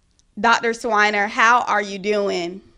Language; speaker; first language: English; native; English